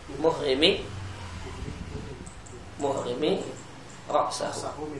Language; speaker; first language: Arabic; non-native, fluent; Indonesian